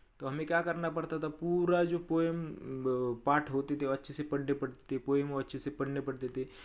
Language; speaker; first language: Hindi; non-native, local second language; Marathi